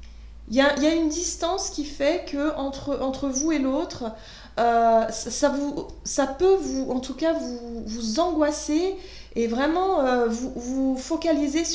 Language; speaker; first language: French; native; French